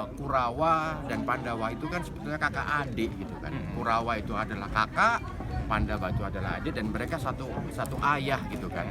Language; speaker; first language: Indonesian; native; Indonesian